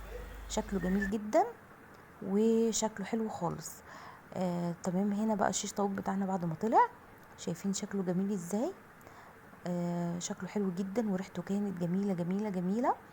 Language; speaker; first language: Arabic; native; Arabic